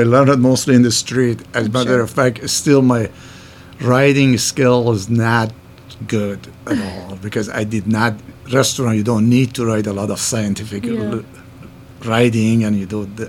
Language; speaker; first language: English; non-native, fluent; Persian